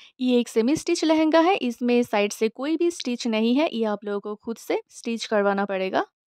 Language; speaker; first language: Hindi; non-native, local second language; Bangla